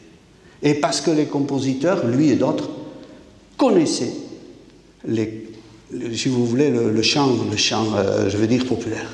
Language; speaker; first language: French; native; French